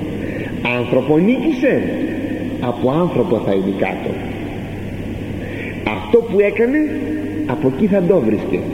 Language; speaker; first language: Greek; native; Greek